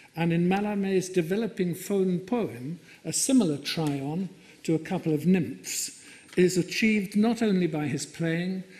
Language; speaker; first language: English; native; English